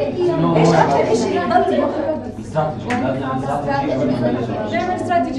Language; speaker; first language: Arabic; native; Arabic